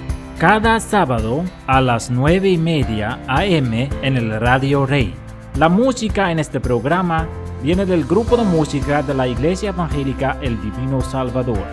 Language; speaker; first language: Spanish; native; Spanish